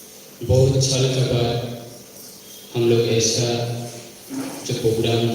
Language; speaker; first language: Hindi; non-native, local second language; Kok Borok